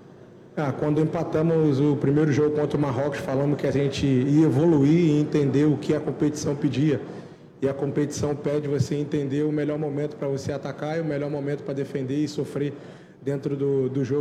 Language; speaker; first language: Portuguese; native; Portuguese